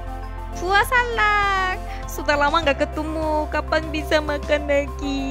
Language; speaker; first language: Indonesian; non-native, fluent; Korean